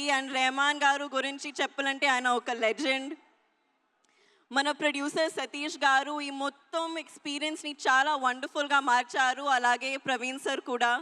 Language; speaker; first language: Telugu; non-native, learner; Hindi